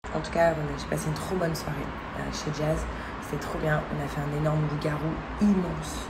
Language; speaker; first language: French; native; French